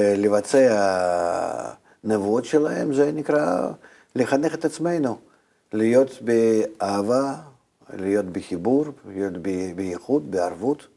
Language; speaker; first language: Hebrew; non-native, fluent; Russian